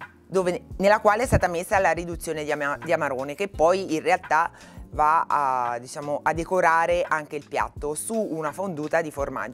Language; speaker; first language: Italian; native; Italian